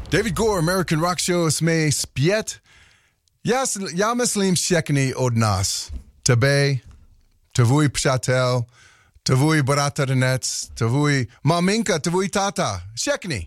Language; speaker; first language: Czech; non-native, learner; English